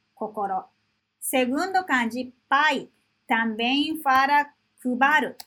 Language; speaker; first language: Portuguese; non-native, fluent; Japanese